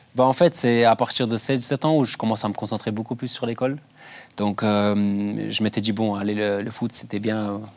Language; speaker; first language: French; early bilingual, other home language; Albanian